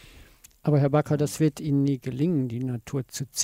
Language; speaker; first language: German; native; German